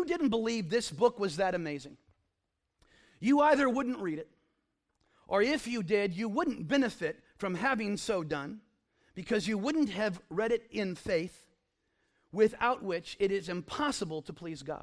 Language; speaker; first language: English; native; English